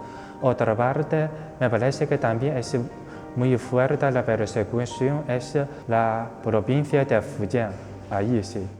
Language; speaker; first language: Spanish; non-native, fluent; Chinese